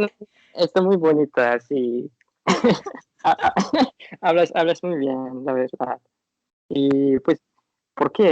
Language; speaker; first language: Spanish; non-native, learner; Turkish